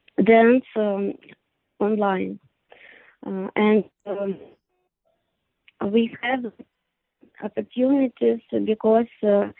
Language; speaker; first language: English; non-native, learner; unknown